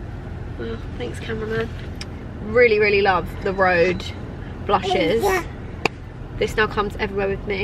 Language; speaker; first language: English; native; English